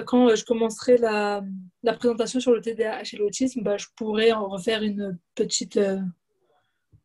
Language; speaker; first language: French; native; French